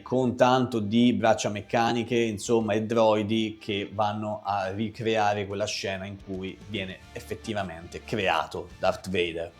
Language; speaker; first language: Italian; native; Italian